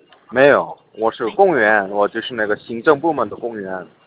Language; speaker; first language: Chinese; non-native, fluent; Korean